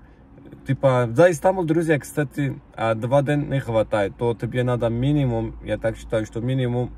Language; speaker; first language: Russian; non-native, learner; Turkish